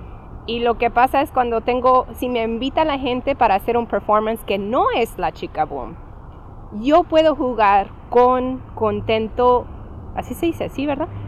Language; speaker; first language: Spanish; early bilingual, heritage; English